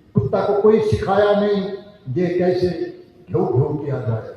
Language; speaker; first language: Hindi; non-native, local second language; Bangla